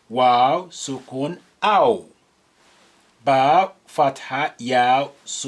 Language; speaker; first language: Arabic; non-native, fluent; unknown